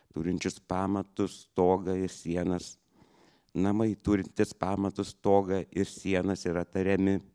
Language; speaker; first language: French; non-native, fluent; Lithuanian